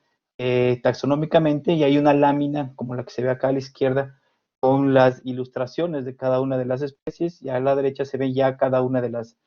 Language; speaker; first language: Spanish; native; Spanish